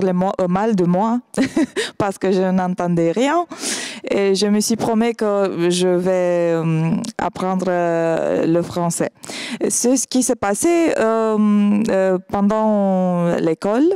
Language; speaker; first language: French; non-native, fluent; Romanian